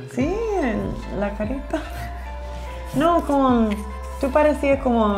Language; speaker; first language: Spanish; non-native, learner; English